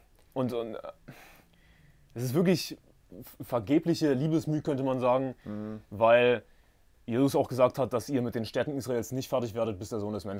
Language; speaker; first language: German; native; German